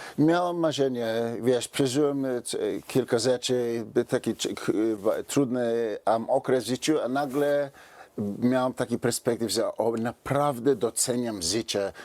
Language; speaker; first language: Polish; non-native, fluent; English